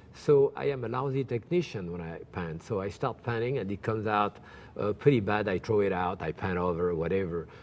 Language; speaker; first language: English; non-native, fluent; French